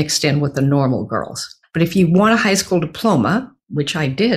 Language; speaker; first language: English; native; English